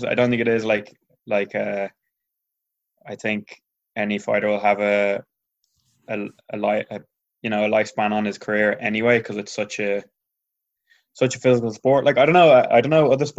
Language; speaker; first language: English; native; English